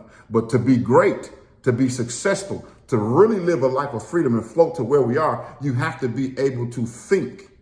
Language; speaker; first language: English; native; English